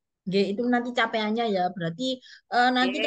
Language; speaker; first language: Indonesian; native; Indonesian